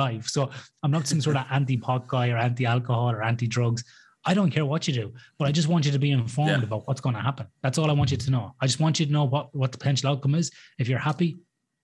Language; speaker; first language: English; native; English